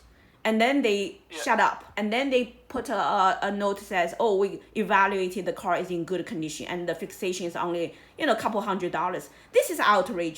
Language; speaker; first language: English; non-native, fluent; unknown